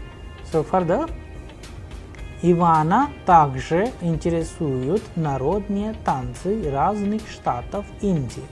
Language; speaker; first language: Russian; non-native, fluent; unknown